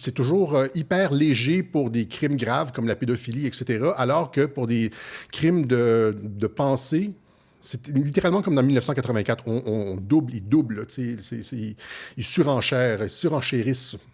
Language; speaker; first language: French; native; French